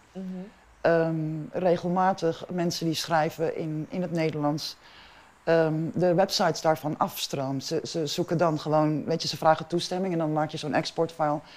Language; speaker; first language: Dutch; non-native, local second language; Papiamento